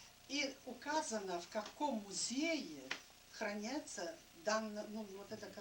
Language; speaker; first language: Russian; native; Russian